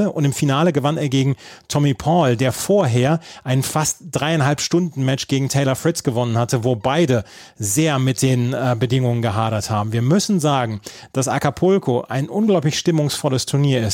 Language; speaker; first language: German; native; German